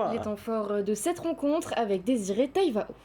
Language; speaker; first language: French; native; French